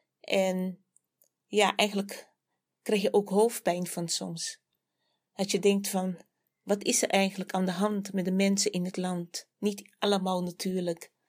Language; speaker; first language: Dutch; native; Dutch